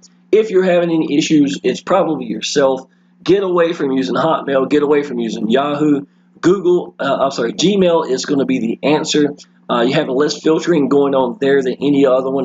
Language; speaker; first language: English; native; English